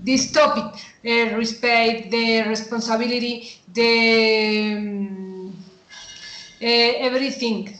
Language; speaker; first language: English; non-native, learner; Spanish